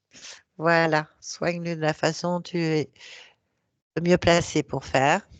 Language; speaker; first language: French; native; French